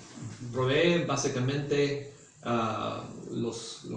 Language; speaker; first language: Spanish; non-native, fluent; English